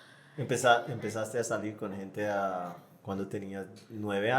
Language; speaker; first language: Spanish; non-native, fluent; English